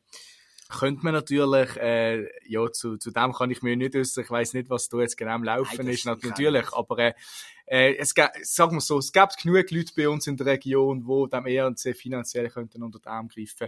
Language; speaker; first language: German; native; German